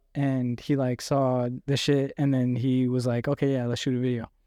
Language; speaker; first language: English; native; English